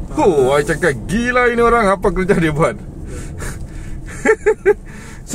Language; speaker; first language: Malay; non-native, local second language; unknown